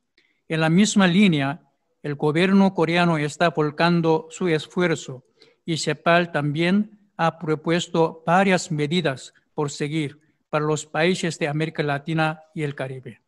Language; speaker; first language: Spanish; non-native, fluent; Korean